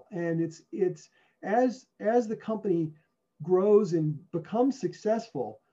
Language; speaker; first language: English; native; English